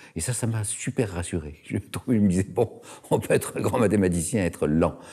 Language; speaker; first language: French; native; French